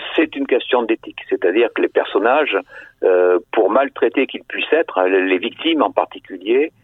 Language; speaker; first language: French; native; French